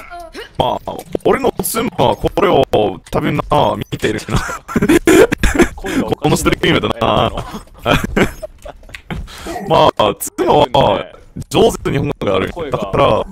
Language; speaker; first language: Japanese; non-native, learner; English